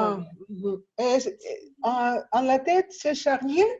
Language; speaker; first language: French; non-native, learner; Russian